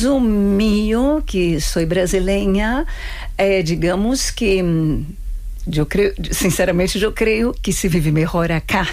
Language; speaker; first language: Spanish; non-native, fluent; Portuguese